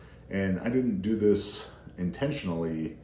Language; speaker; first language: English; native; English